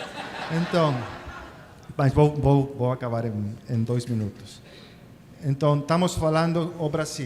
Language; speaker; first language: Portuguese; non-native, fluent; Spanish